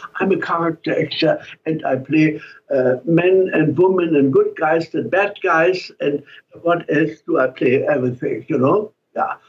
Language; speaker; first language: English; non-native, fluent; German